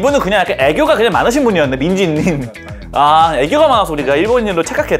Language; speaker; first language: Korean; native; Korean